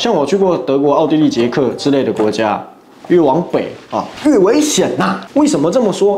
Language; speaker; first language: Chinese; native; Chinese